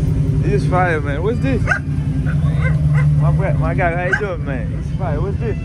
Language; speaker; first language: English; native; English